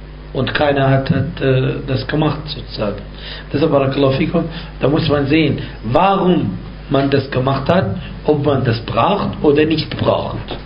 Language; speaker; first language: German; non-native, fluent; Arabic